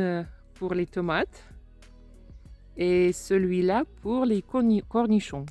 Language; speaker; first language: French; non-native, fluent; Russian